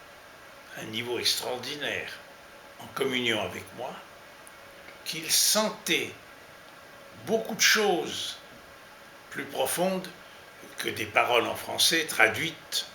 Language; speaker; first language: French; native; French